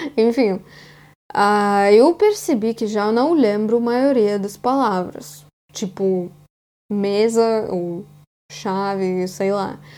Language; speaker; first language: Portuguese; non-native, fluent; Russian